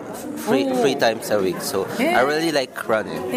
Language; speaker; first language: English; non-native, fluent; Malagasy